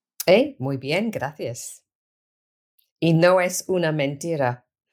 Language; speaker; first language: Spanish; non-native, learner; English